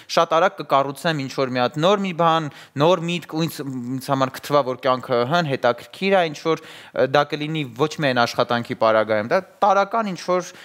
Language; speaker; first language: Armenian; native; Armenian